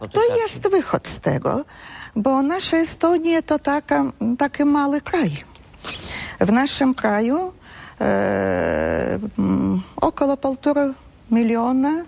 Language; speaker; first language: Polish; early bilingual, heritage; Polish